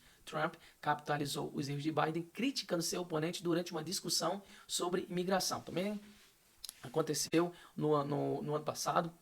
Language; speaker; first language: Portuguese; native; Portuguese